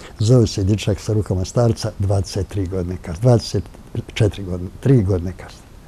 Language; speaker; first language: Croatian; native; Croatian